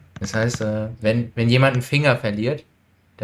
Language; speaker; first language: German; non-native, learner; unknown